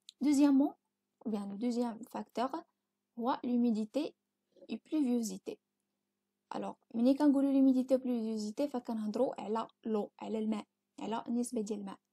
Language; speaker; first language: French; non-native, local second language; Arabic